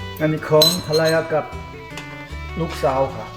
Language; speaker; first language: Thai; non-native, learner; Korean